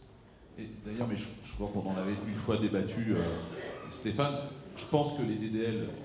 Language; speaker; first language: French; native; French